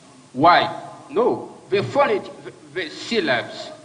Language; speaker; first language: English; non-native, learner; French